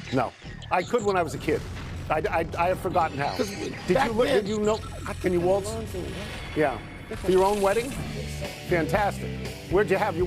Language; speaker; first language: English; native; English